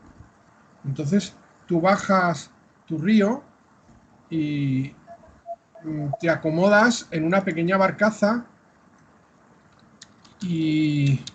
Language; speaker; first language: Spanish; native; Spanish